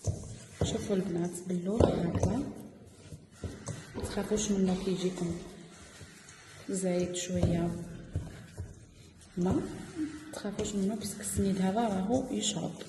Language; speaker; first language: Arabic; native; Arabic